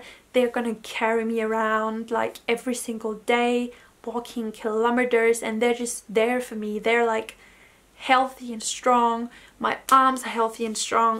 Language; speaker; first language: English; non-native, fluent; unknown